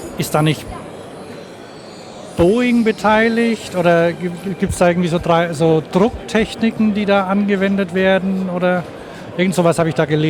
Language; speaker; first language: German; native; German